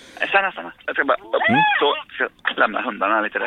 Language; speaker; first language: Swedish; native; Swedish